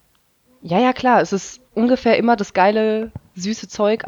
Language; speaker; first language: German; native; German